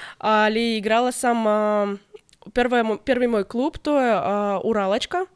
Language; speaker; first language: Serbian; non-native, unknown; Russian